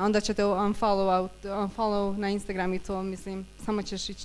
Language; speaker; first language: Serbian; early bilingual, heritage; Bosnian